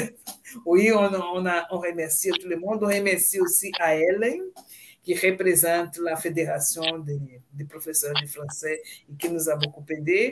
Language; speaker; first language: French; non-native, fluent; Portuguese